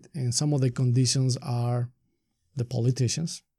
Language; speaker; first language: English; non-native, fluent; Spanish